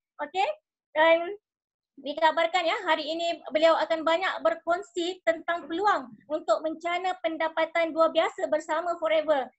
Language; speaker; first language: Malay; native; Malay